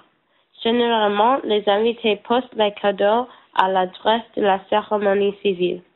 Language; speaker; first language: French; non-native, learner; English